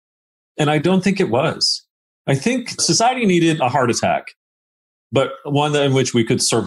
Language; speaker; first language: English; native; English